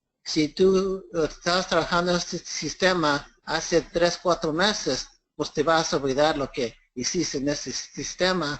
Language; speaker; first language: Spanish; early bilingual, heritage; English